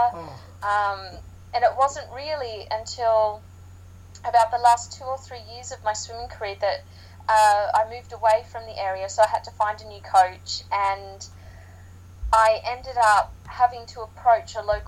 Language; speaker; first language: English; native; English